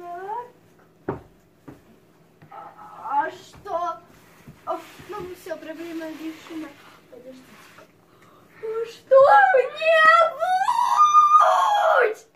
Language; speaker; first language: Russian; native; Russian